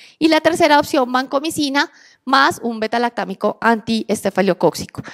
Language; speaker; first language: Spanish; native; Spanish